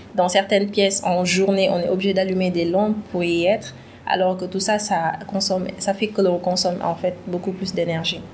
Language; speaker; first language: French; non-native, local second language; Wolof